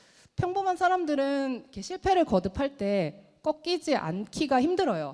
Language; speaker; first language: Korean; native; Korean